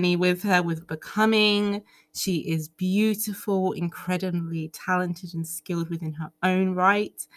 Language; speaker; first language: English; native; English